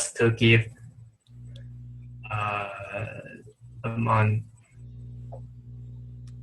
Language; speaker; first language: English; non-native, learner; Chinese